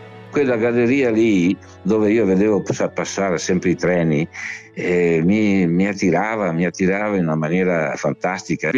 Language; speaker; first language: Italian; native; Italian